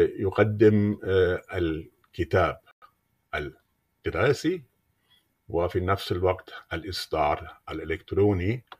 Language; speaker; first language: Arabic; non-native, fluent; German